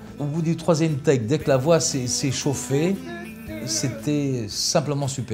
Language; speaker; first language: French; early bilingual, other home language; Portuguese